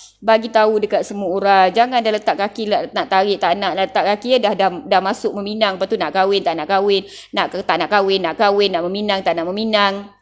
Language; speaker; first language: Malay; non-native, local second language; Tamil